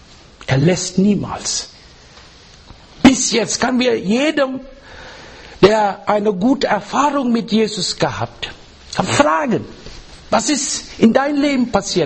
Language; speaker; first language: German; non-native, learner; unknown